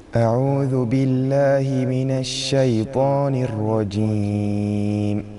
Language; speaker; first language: Arabic; non-native, learner; Uzbek